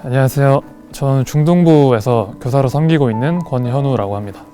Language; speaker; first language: Korean; native; Korean